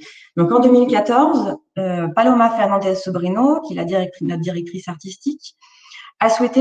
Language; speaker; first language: French; native; French